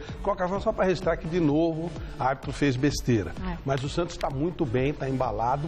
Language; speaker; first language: Portuguese; native; Portuguese